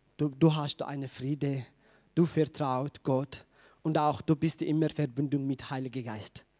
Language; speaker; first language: German; non-native, learner; Tigrinya